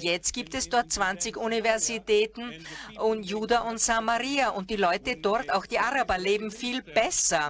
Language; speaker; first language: German; non-native, fluent; Hebrew